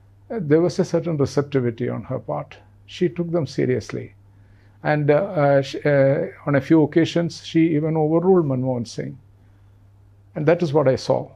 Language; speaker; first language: English; non-native, local second language; Malayalam